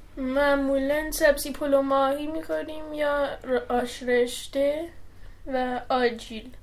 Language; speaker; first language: Persian; early bilingual, heritage; Persian